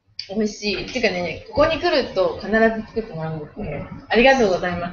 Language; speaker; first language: Japanese; native; Japanese